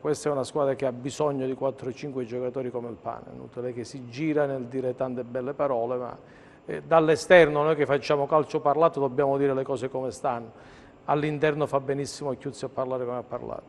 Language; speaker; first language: Italian; native; Italian